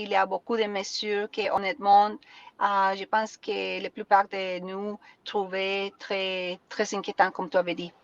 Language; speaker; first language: French; non-native, learner; Spanish